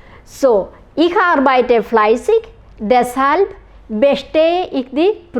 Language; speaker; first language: German; non-native, fluent; Malayalam